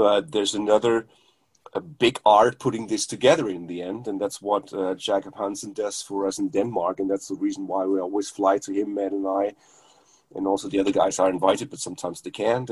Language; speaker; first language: English; non-native, fluent; German